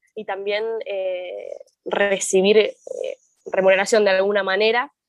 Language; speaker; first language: Spanish; native; Spanish